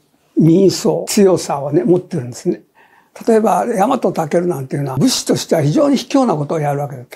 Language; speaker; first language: Japanese; native; Japanese